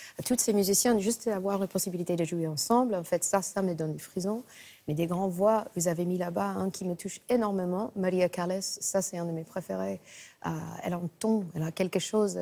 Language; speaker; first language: French; non-native, fluent; English